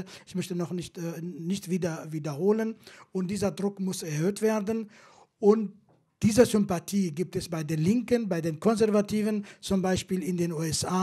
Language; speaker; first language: German; non-native, fluent; Kurdish